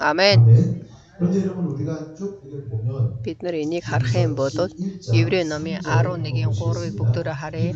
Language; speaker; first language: Mongolian; early bilingual, other home language; Korean